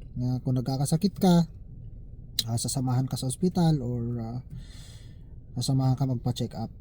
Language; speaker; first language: Filipino; native; Filipino